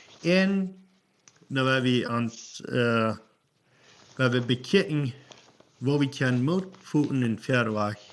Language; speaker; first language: German; non-native, learner; Plautdietsch